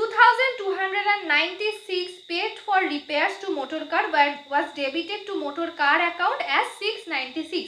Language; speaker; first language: English; non-native, local second language; Bangla